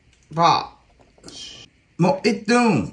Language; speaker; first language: Vietnamese; non-native, learner; Japanese